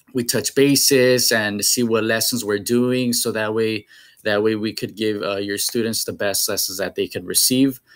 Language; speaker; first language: English; early bilingual, other home language; Spanish